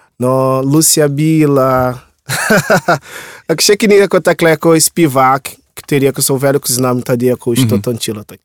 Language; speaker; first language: Czech; non-native, learner; Portuguese